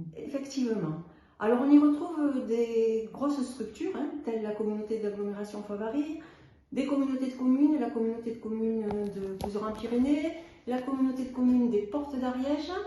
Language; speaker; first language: French; native; French